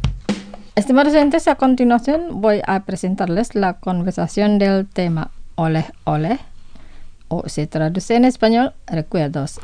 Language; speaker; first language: Spanish; non-native, fluent; Indonesian